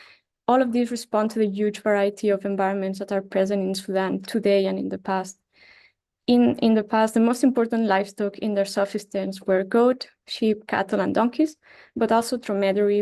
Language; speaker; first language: English; non-native, fluent; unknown